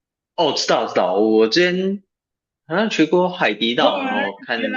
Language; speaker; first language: Chinese; non-native, fluent; English